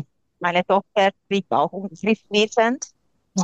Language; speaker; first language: German; non-native, local second language; Hungarian